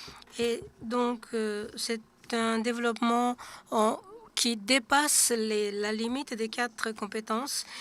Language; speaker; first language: French; non-native, fluent; Japanese